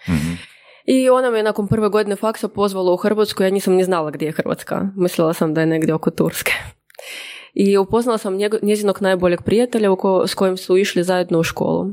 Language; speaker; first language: Croatian; non-native, fluent; Russian